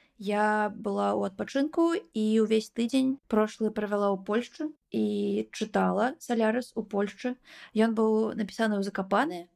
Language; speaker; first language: Belarusian; non-native, local second language; Russian